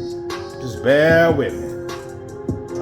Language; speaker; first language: English; native; English